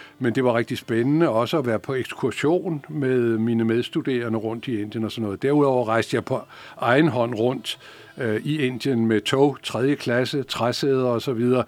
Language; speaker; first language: Danish; native; Danish